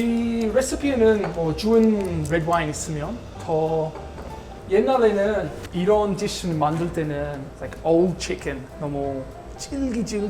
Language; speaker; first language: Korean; early bilingual, heritage; Korean